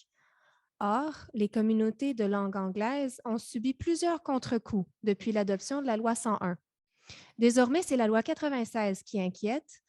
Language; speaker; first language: French; native; French